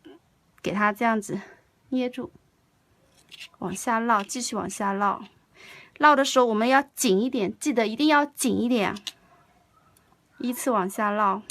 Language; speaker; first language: Chinese; native; Chinese